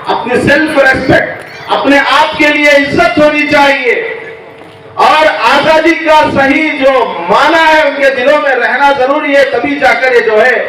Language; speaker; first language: Urdu; native; Urdu